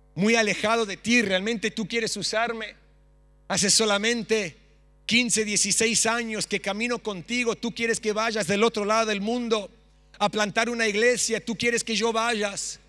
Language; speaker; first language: Spanish; early bilingual, other home language; English